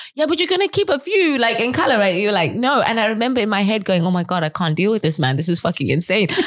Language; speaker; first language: English; native; English